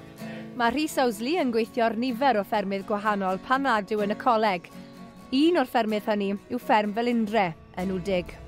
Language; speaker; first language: Welsh; native; Welsh